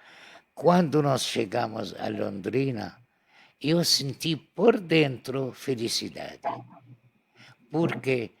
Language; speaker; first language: Portuguese; non-native, learner; Arabic